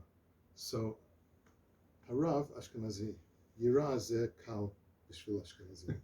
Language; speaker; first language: Hebrew; non-native, learner; English